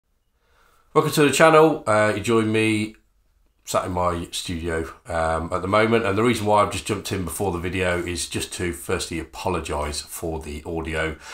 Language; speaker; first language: English; native; English